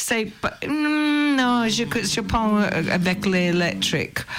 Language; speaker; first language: French; non-native, learner; English